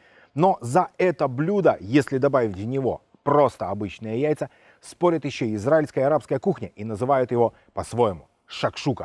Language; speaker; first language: Russian; native; Russian